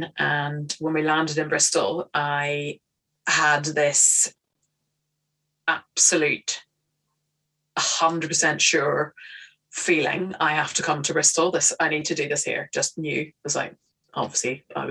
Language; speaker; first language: English; native; English